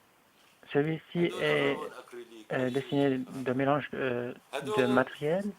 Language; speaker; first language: French; non-native, fluent; Arabic